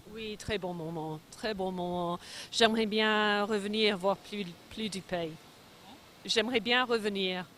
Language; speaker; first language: French; non-native, fluent; English